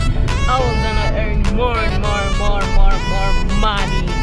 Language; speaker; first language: English; non-native, learner; Filipino